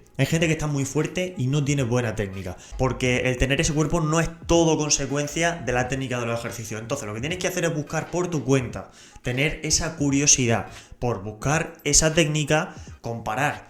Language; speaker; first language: Spanish; native; Spanish